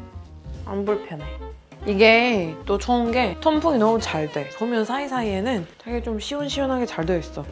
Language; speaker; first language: Korean; non-native, fluent; Georgian